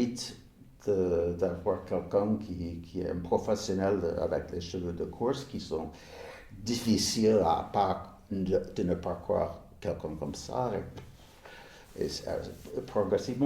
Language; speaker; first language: French; non-native, fluent; English